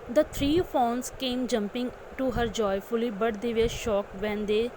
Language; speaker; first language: English; non-native, local second language; Punjabi